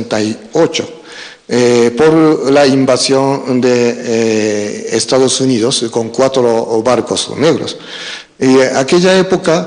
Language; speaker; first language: Spanish; non-native, fluent; Japanese